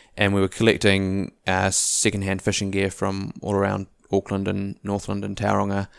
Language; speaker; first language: English; native; English